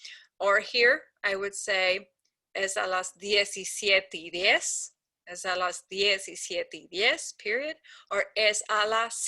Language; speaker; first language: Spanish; non-native, fluent; English